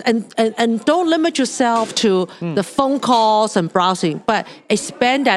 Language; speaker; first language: English; non-native, local second language; Cantonese